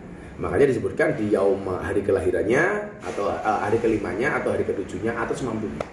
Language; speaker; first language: Indonesian; native; Indonesian